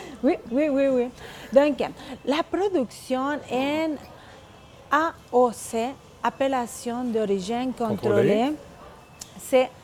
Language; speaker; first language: French; non-native, fluent; Spanish